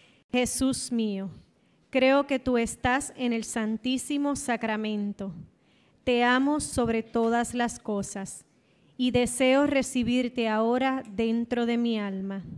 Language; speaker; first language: Spanish; native; Spanish